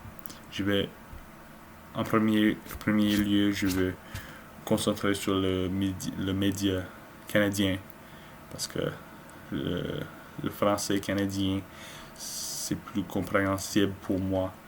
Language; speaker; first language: French; non-native, learner; English